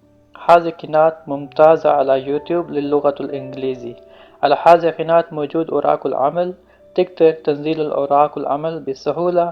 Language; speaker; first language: Arabic; non-native, learner; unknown